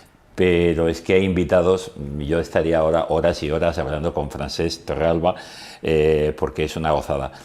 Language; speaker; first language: Spanish; native; Spanish